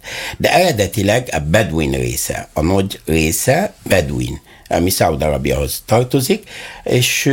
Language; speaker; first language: Hungarian; non-native, fluent; Arabic